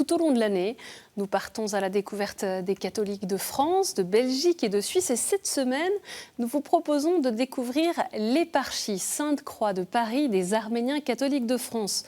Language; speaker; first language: French; native; French